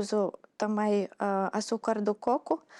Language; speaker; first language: Portuguese; non-native, fluent; Russian